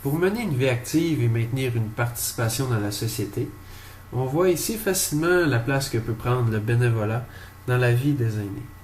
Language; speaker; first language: French; native; French